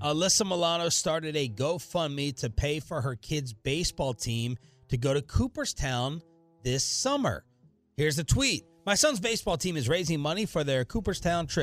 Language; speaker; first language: English; native; English